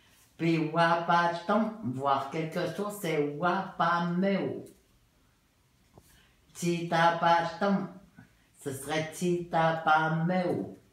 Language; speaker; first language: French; non-native, local second language; Innu-aimun